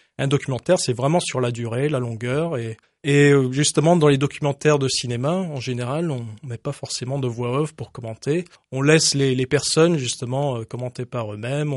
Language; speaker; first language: French; early bilingual, heritage; English